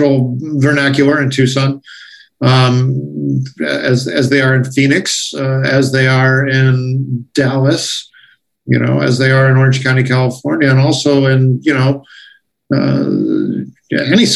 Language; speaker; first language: English; native; English